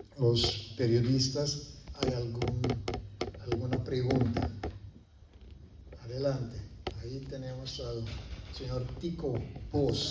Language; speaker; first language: Spanish; non-native, fluent; Papiamento